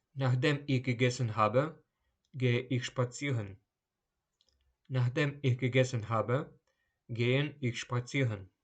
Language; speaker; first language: German; non-native, fluent; Ukrainian